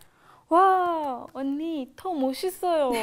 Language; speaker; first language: Korean; non-native, fluent; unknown